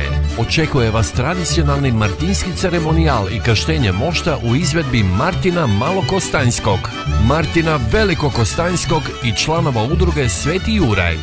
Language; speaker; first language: Croatian; native; Croatian